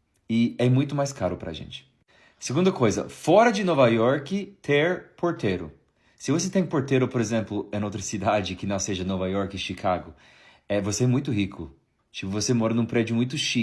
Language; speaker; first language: Portuguese; non-native, fluent; English